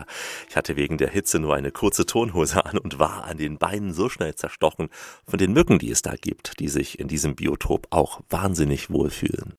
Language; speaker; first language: German; native; German